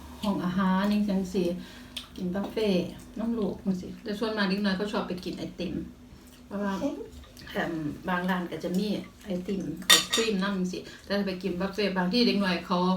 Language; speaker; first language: Thai; native; Thai